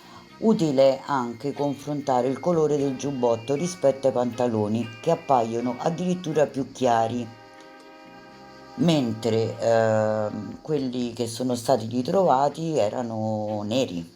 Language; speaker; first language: Italian; native; Italian